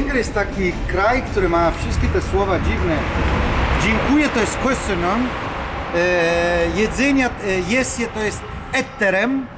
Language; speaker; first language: Polish; non-native, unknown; Italian